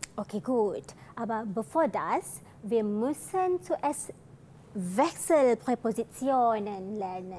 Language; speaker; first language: German; non-native, fluent; Malay